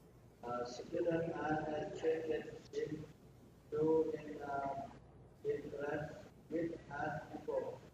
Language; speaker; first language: English; non-native, learner; Vietnamese